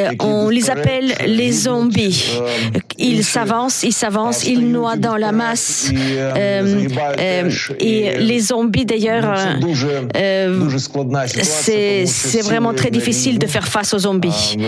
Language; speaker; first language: French; non-native, fluent; Ukrainian